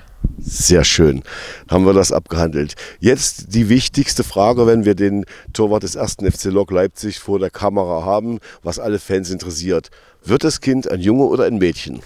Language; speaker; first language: German; native; German